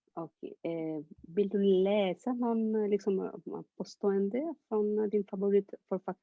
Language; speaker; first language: Swedish; non-native, fluent; Bangla